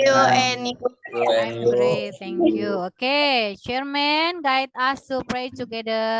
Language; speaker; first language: English; non-native, learner; Indonesian